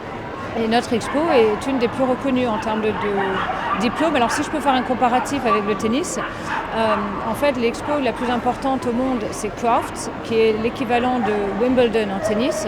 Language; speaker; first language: French; native; French